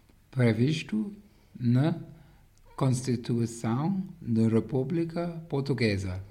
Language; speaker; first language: Portuguese; non-native, learner; English